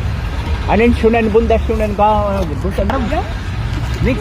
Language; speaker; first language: German; non-native, learner; Bangla